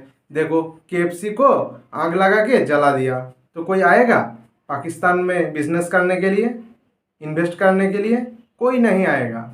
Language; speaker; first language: Hindi; non-native, local second language; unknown